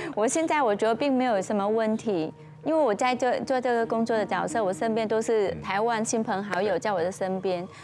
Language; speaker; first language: Chinese; non-native, fluent; Vietnamese